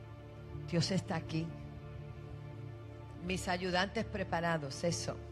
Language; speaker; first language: Spanish; native; Spanish